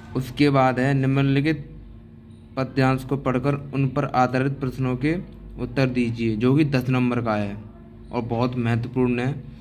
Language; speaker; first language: Hindi; native; Hindi